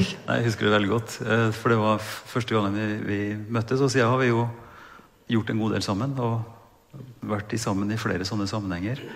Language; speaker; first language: Norwegian; native; Norwegian